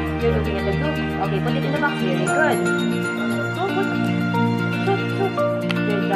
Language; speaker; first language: English; non-native, local second language; Filipino